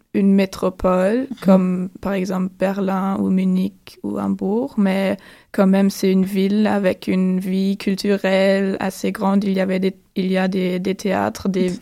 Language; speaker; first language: French; non-native, fluent; German